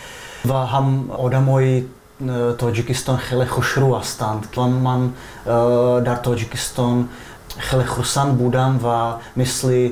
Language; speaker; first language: Tajik; non-native, fluent; Czech